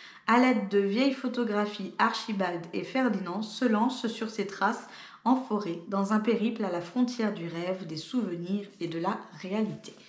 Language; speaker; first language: French; native; French